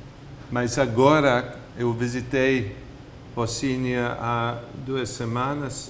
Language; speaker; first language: Portuguese; non-native, fluent; English